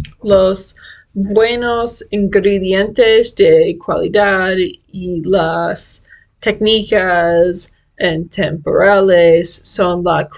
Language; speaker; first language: Spanish; non-native, learner; English